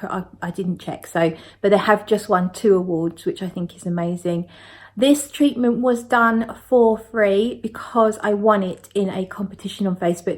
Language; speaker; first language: English; native; English